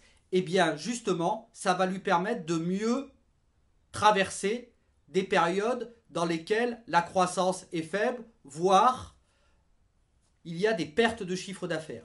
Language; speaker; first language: French; native; French